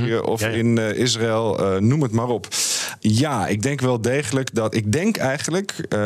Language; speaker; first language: Dutch; native; Dutch